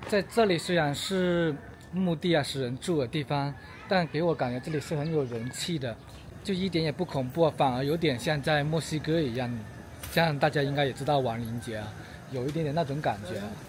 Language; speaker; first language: Chinese; native; Chinese